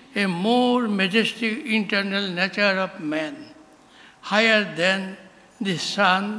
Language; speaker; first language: English; non-native, local second language; Bangla